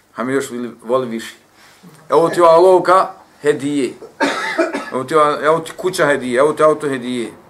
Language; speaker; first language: Bosnian; native; Bosnian